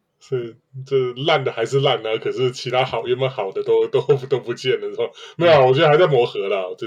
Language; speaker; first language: Chinese; native; Chinese